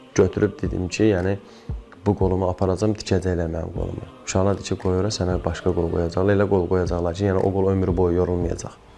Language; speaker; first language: Azerbaijani; native; Azerbaijani